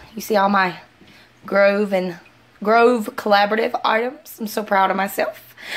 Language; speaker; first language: English; native; English